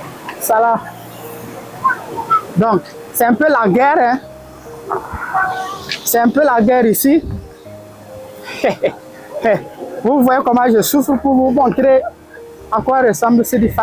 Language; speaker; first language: French; non-native, fluent; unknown